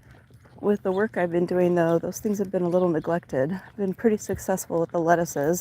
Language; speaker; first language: English; native; English